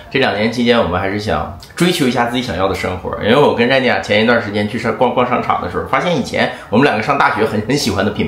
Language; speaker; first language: Chinese; native; Chinese